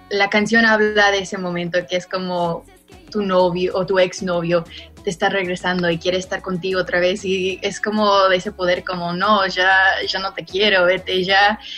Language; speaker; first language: Spanish; early bilingual, heritage; Spanish